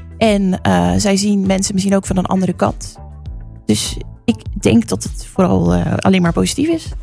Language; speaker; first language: Dutch; native; Dutch